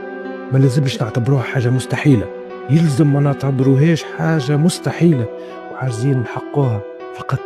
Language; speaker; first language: Arabic; native; Arabic